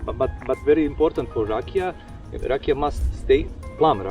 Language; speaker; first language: English; non-native, learner; Serbian